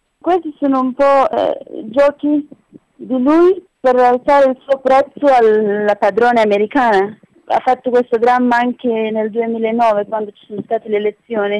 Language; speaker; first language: Italian; non-native, fluent; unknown